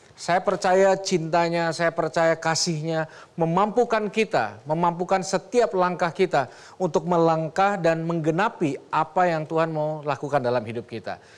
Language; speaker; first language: Indonesian; native; Indonesian